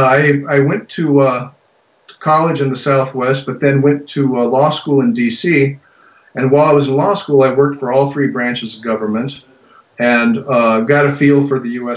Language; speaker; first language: English; native; English